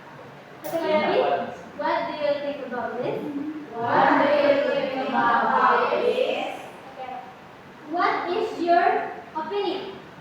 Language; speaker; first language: English; non-native, fluent; Indonesian